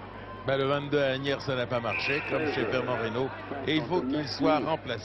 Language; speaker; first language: French; native; French